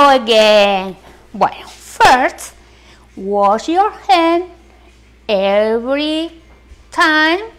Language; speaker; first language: English; non-native, learner; Spanish